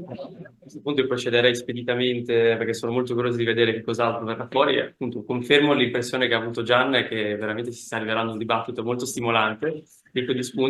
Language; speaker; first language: Italian; native; Italian